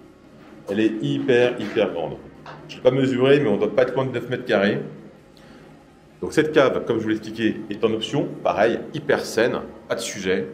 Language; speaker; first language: French; native; French